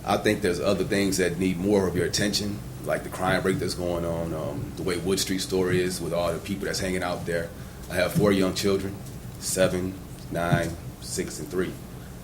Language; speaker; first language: English; native; English